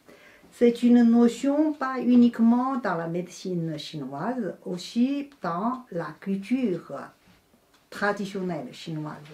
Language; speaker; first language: French; non-native, fluent; Chinese